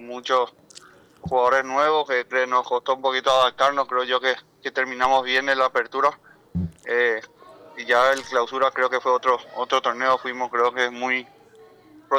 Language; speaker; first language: Spanish; native; Spanish